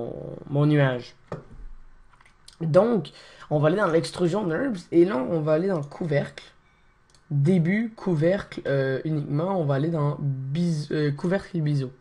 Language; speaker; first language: French; native; French